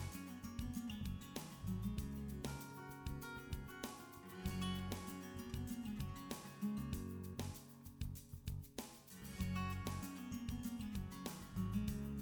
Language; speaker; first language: English; non-native, fluent; Bulgarian